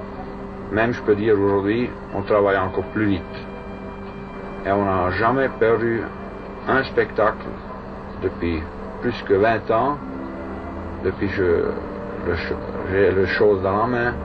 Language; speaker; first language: French; non-native, fluent; German